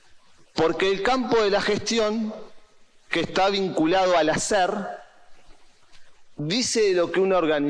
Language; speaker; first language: Spanish; native; Spanish